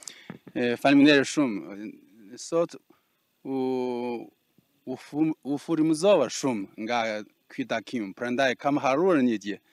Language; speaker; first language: Albanian; non-native, fluent; Chinese